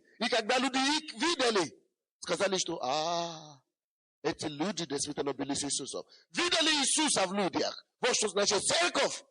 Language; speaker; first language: Russian; non-native, fluent; Yoruba